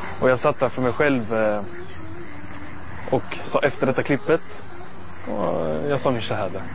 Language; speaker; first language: Swedish; non-native, learner; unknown